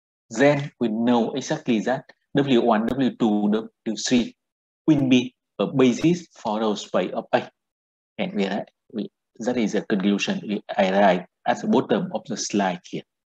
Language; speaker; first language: English; non-native, fluent; Vietnamese